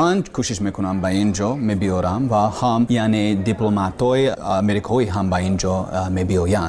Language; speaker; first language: Persian; non-native, learner; English